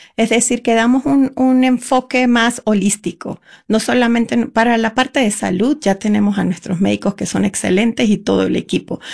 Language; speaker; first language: Spanish; native; Spanish